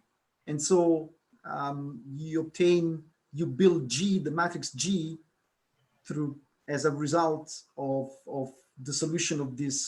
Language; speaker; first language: English; non-native, fluent; Italian